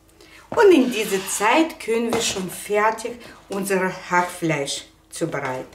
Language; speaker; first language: German; non-native, fluent; Russian